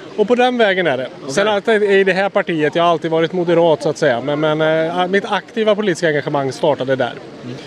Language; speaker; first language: Swedish; native; Swedish